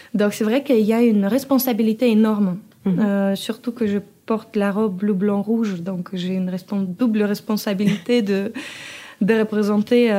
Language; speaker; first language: French; non-native, fluent; Kazakh